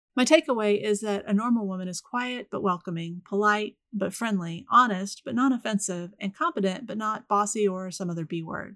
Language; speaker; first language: English; native; English